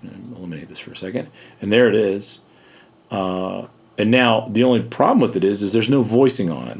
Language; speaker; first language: English; native; English